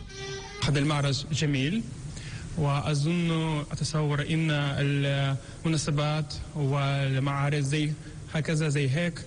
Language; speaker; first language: Arabic; non-native, learner; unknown